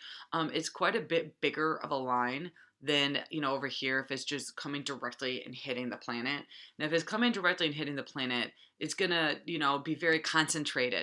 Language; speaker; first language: English; native; English